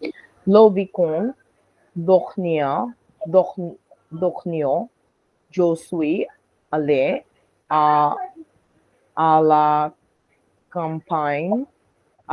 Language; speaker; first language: French; non-native, learner; Bangla